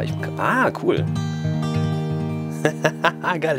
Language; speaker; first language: German; native; German